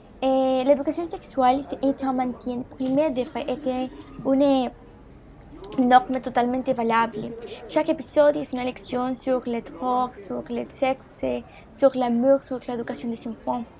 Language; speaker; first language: French; non-native, learner; Spanish